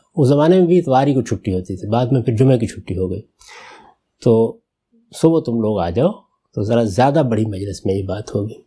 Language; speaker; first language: Urdu; non-native, local second language; Punjabi